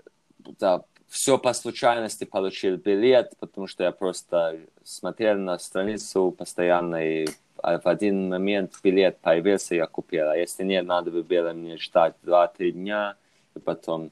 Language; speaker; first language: Russian; non-native, fluent; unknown